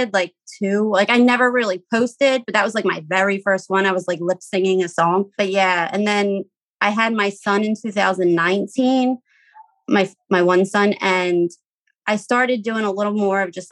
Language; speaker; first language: English; native; English